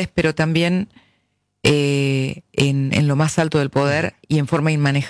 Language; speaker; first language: Spanish; native; Spanish